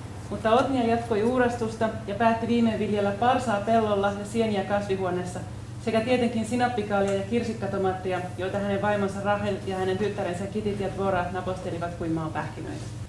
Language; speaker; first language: Finnish; native; Finnish